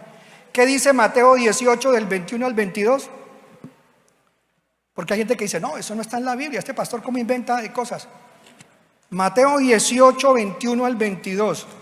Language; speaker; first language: Spanish; native; Spanish